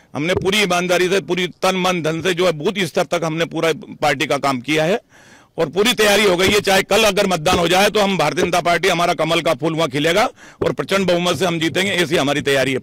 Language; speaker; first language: Hindi; native; Hindi